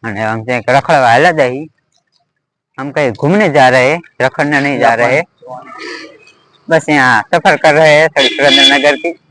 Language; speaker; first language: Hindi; non-native, local second language; Gujarati